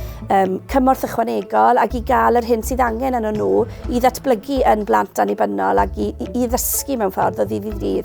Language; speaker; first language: Welsh; native; Welsh